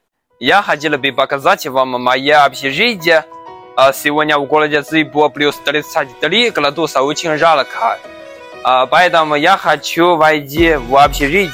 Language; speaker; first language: Russian; non-native, learner; Chinese